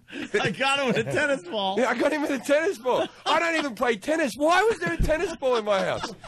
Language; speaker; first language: English; native; English